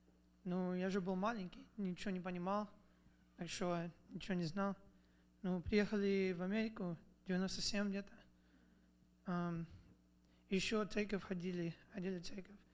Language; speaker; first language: Russian; early bilingual, other home language; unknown